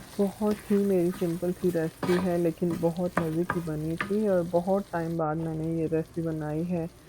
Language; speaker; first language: Urdu; native; Urdu